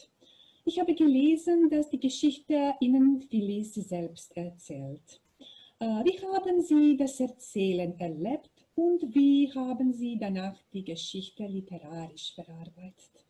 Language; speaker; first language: German; non-native, learner; Macedonian